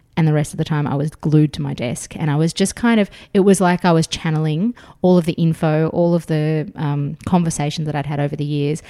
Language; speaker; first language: English; early bilingual, other home language; Russian